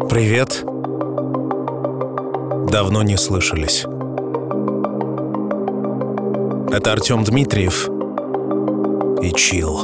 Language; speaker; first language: Russian; native; Russian